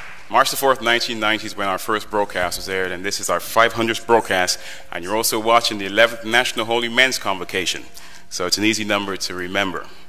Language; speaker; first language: English; native; English